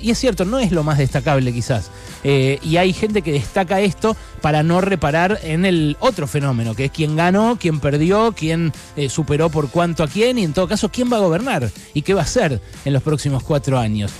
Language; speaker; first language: Spanish; native; Spanish